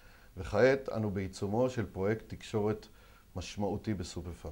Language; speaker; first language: Hebrew; native; Hebrew